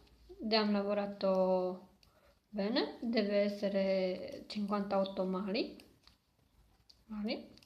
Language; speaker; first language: Italian; non-native, learner; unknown